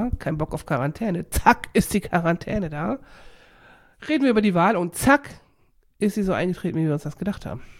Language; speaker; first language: German; native; German